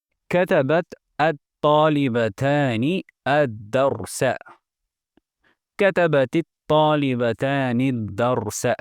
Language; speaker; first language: Arabic; non-native, fluent; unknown